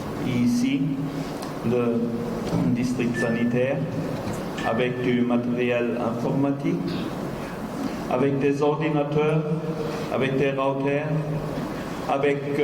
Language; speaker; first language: French; non-native, fluent; German